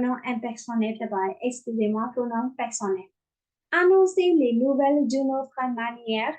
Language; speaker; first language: French; non-native, fluent; Burmese